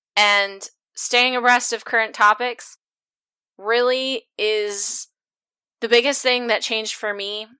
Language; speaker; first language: English; native; English